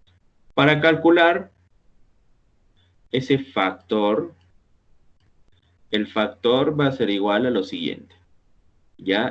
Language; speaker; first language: Spanish; native; Spanish